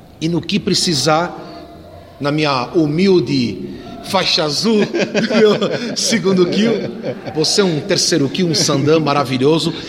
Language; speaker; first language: Portuguese; native; Portuguese